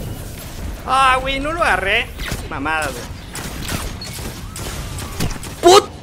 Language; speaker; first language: Spanish; native; Spanish